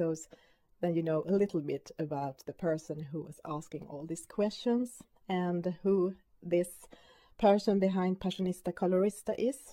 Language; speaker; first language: English; non-native, fluent; Swedish